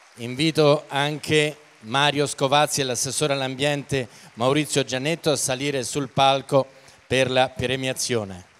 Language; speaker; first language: Italian; native; Italian